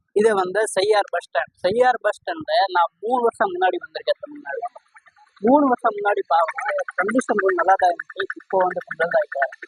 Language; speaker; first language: Tamil; non-native, learner; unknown